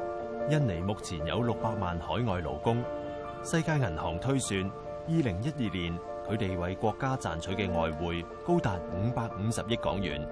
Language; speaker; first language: Cantonese; native; Cantonese